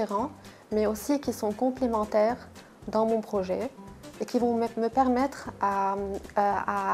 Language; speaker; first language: French; non-native, local second language; Arabic